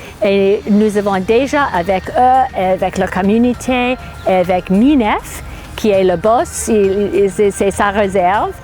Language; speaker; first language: French; non-native, fluent; English